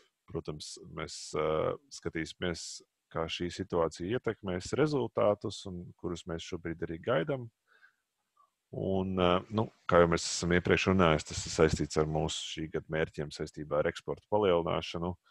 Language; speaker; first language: Latvian; native; Latvian